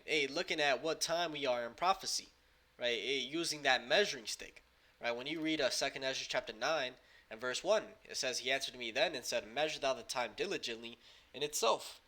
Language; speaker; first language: English; native; English